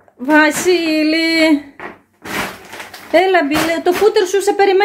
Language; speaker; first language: Greek; native; Greek